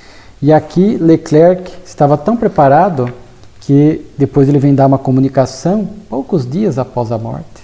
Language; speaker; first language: Portuguese; native; Portuguese